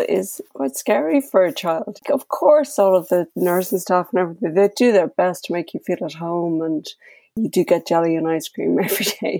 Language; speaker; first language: English; native; English